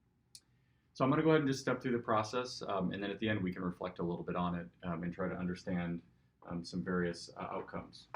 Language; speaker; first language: English; native; English